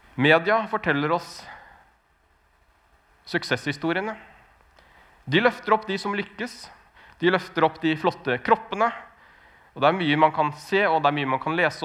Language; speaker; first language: Norwegian; native; Norwegian